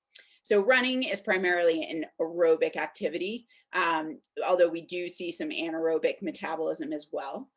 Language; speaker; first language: English; native; English